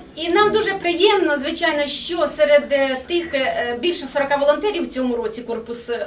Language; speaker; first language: Ukrainian; non-native, fluent; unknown